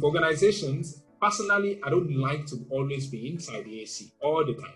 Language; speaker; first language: English; non-native, local second language; Yoruba